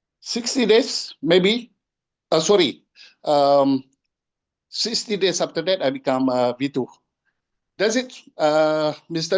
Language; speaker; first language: English; non-native, fluent; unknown